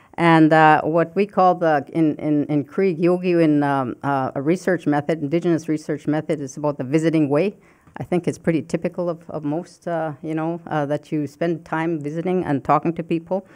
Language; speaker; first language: English; non-native, fluent; Cree